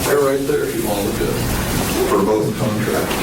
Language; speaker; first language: English; native; English